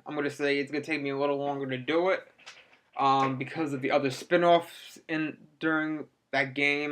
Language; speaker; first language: English; native; English